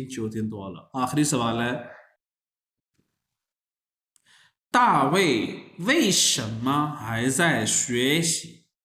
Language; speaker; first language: Chinese; non-native, fluent; Urdu